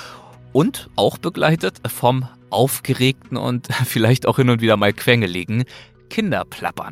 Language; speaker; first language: German; native; German